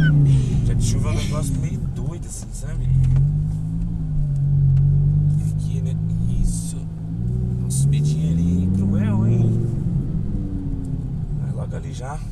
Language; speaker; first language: Portuguese; native; Portuguese